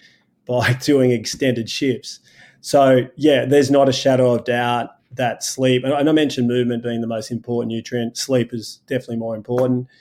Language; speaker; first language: English; native; English